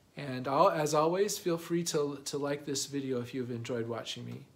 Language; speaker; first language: English; native; English